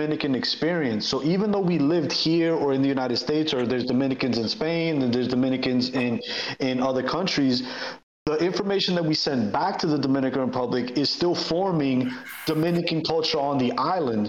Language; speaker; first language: English; native; English